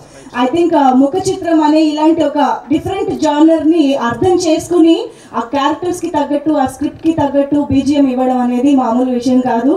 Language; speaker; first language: Telugu; native; Telugu